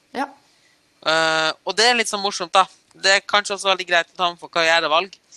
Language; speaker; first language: Norwegian; early bilingual, other home language; German